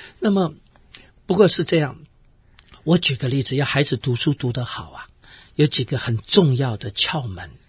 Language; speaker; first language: Chinese; native; Chinese